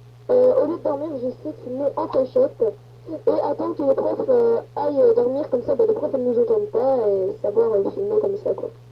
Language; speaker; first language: French; native; French